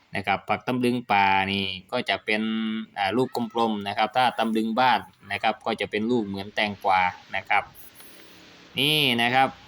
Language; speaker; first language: Thai; non-native, local second language; Northeastern Thai